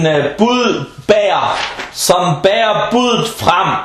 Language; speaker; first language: Danish; non-native, fluent; Arabic